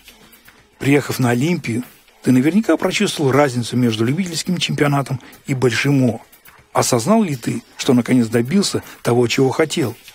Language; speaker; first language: Russian; native; Russian